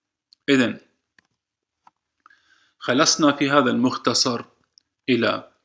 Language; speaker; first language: Arabic; native; Arabic